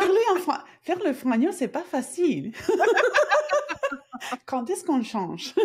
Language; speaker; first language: French; non-native, fluent; Spanish